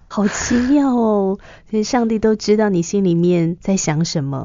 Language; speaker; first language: Chinese; native; Chinese